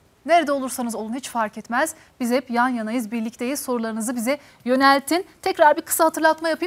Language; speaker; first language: Turkish; native; Turkish